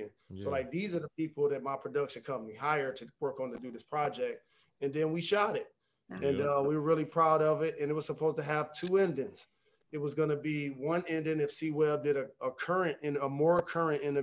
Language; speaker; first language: English; native; English